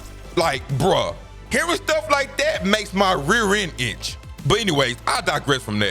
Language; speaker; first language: English; native; English